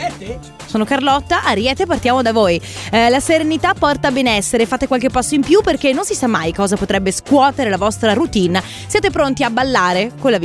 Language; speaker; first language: Italian; native; Italian